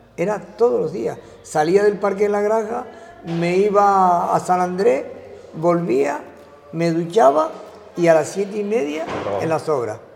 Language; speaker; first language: Spanish; native; Spanish